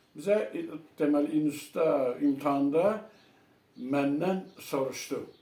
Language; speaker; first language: Azerbaijani; non-native, local second language; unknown